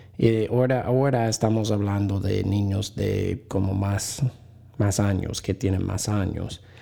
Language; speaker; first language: Spanish; non-native, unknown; English